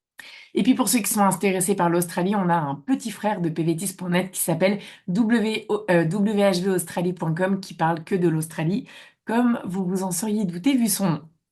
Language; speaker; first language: French; native; French